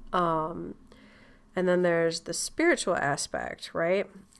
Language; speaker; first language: English; native; English